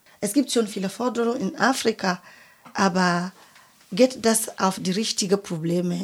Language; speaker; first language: German; non-native, fluent; French